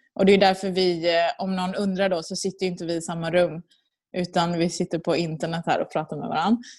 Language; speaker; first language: Swedish; early bilingual, other home language; Persian